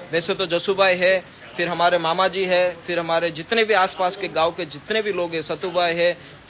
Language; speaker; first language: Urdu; non-native, local second language; Gujarati